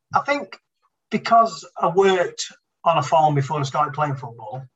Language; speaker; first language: English; native; English